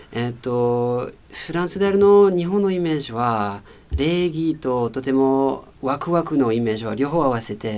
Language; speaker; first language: Japanese; non-native, fluent; French